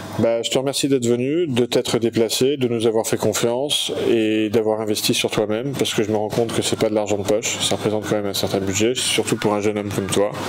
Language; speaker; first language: French; native; French